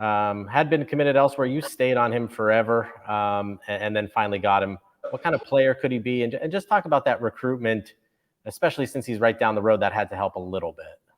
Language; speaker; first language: English; native; English